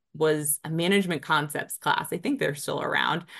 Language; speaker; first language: English; native; English